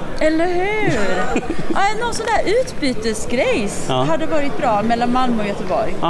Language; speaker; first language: Swedish; native; Swedish